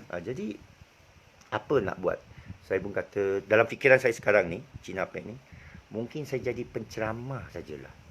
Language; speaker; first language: Malay; non-native, local second language; Chinese